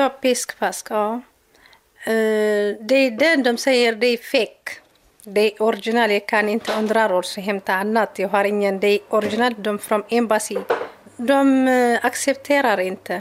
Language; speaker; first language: Swedish; non-native, learner; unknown